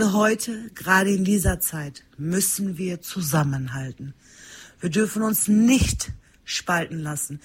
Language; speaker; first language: German; early bilingual, other home language; Turkish